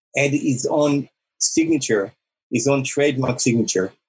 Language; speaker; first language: English; non-native, fluent; Hebrew